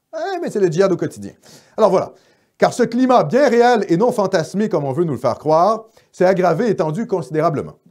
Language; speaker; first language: French; native; French